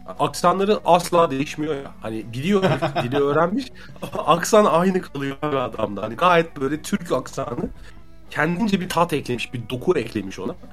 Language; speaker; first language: Turkish; native; Turkish